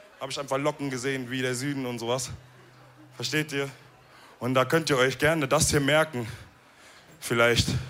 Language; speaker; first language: German; early bilingual, other home language; Wolof